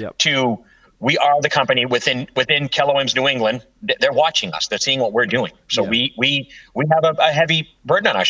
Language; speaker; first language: English; native; English